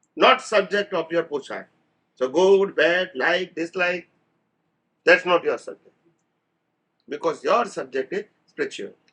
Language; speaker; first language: English; non-native, local second language; Gujarati